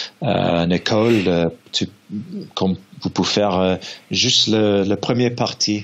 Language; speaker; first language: French; non-native, learner; English